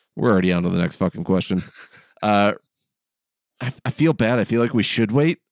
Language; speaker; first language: English; early bilingual, other home language; Polish